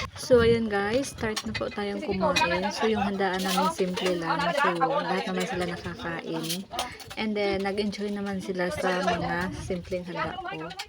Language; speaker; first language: Filipino; native; Filipino